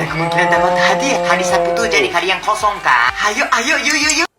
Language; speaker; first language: Indonesian; non-native, fluent; Japanese